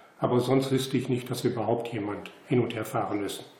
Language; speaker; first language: German; native; German